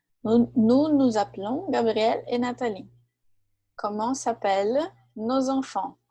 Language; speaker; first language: French; non-native, fluent; Portuguese